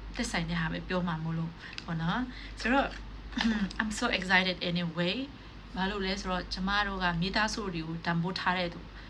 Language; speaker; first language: Burmese; non-native, local second language; Mizo